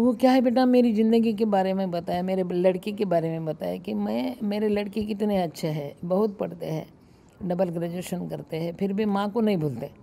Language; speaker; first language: Hindi; non-native, local second language; Marathi